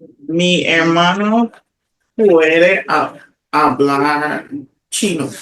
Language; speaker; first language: Spanish; non-native, learner; English